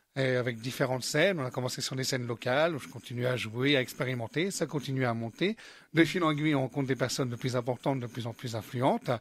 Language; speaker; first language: French; native; French